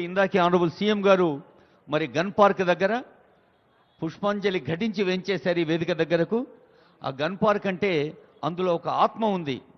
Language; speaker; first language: Telugu; native; Telugu